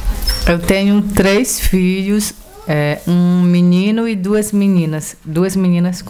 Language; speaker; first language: Spanish; non-native, learner; Portuguese